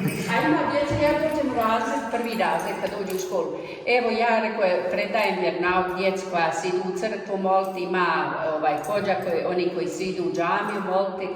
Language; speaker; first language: Croatian; native; Croatian